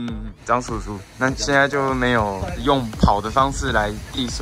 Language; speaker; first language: Chinese; native; Chinese